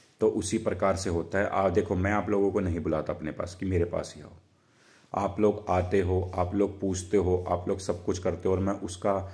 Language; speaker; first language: Hindi; native; Hindi